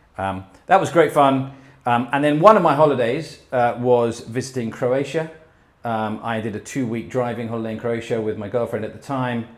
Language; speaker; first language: English; early bilingual, heritage; English